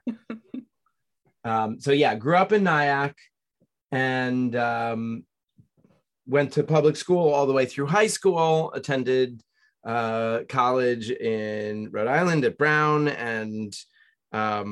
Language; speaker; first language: English; native; English